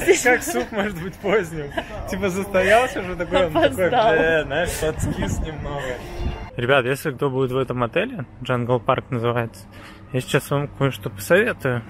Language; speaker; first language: Russian; native; Russian